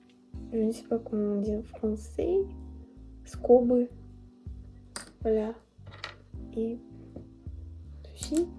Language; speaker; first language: French; non-native, learner; Russian